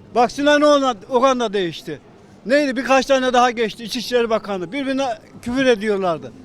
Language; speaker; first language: Turkish; native; Turkish